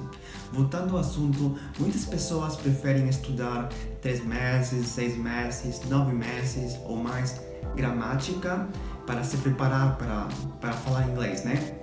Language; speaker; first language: Portuguese; non-native, fluent; Spanish